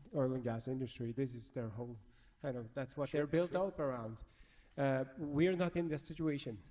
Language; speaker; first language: English; non-native, fluent; Norwegian